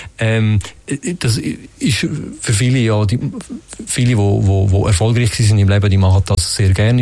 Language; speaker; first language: German; native; German